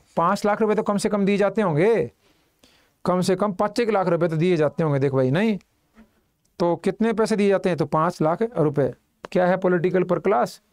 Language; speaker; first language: Hindi; native; Hindi